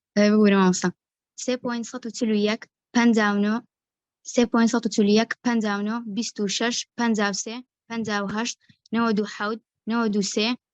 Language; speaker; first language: Central Kurdish; native; Central Kurdish